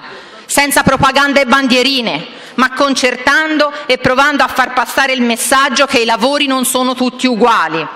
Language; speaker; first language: Italian; native; Italian